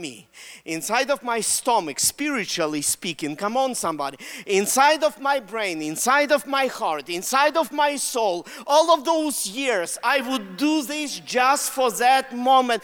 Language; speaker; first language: English; non-native, fluent; Russian